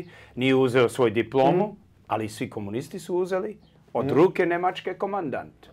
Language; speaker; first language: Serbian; early bilingual, heritage; English